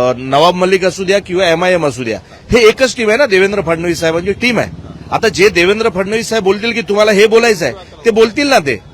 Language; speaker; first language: Marathi; non-native, local second language; Gujarati